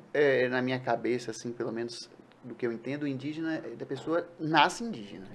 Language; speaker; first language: Portuguese; native; Portuguese